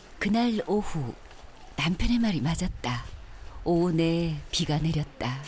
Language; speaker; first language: Korean; native; Korean